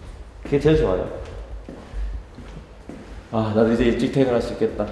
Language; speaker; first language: Korean; native; Korean